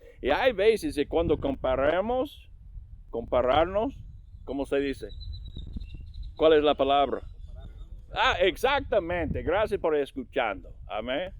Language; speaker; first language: Spanish; non-native, learner; English